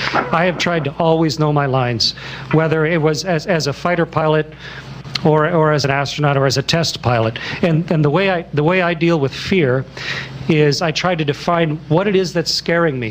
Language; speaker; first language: English; native; English